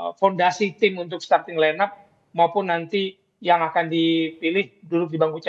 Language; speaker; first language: Indonesian; native; Indonesian